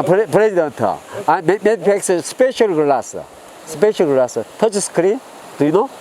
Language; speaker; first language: English; non-native, learner; Korean